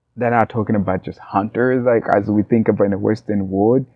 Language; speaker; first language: English; non-native, local second language; Rundi